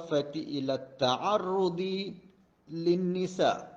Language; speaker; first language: Arabic; non-native, fluent; Malay